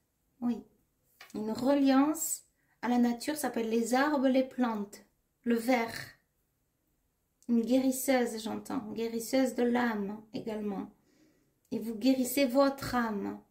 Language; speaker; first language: French; native; French